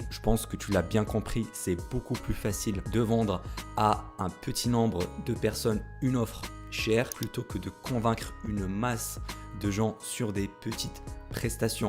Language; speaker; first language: French; native; French